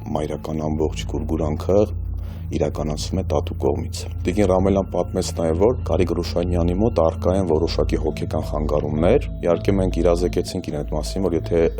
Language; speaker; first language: Armenian; native; Armenian